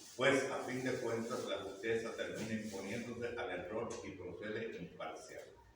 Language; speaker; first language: Spanish; native; Spanish